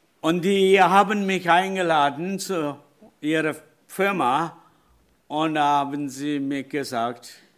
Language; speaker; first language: German; non-native, learner; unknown